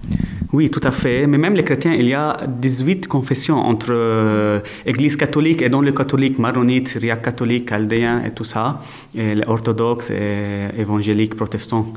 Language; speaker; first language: French; non-native, local second language; Arabic